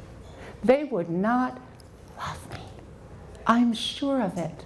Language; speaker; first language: English; native; English